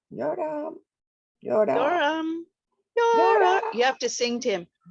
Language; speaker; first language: English; native; English